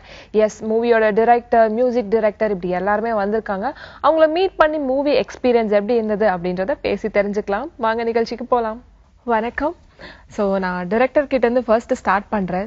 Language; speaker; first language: Tamil; native; Tamil